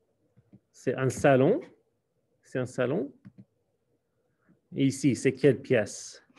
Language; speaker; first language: French; non-native, fluent; English